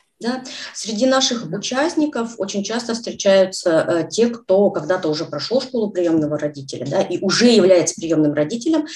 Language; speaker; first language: Russian; native; Russian